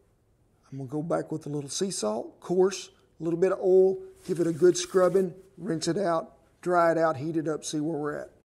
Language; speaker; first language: English; native; English